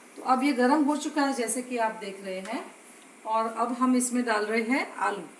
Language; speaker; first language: Hindi; non-native, local second language; Gujarati